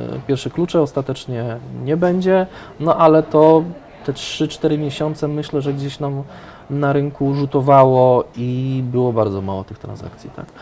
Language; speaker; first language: Polish; native; Polish